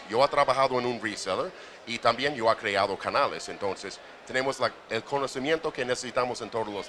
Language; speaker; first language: Spanish; non-native, fluent; English